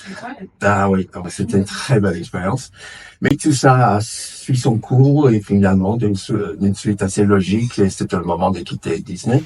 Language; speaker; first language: French; non-native, fluent; English